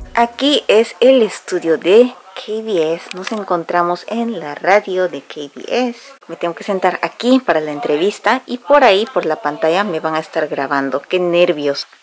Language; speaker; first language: Spanish; non-native, fluent; Korean